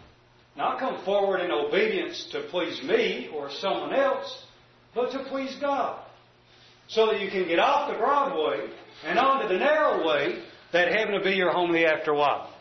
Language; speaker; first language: English; native; English